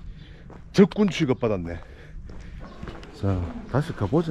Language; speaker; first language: Korean; native; Korean